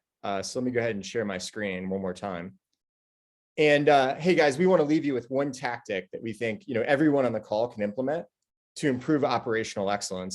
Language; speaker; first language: English; native; English